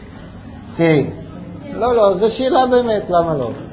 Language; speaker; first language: Hebrew; non-native, fluent; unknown